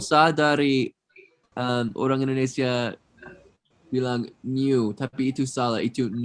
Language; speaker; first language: Indonesian; non-native, fluent; English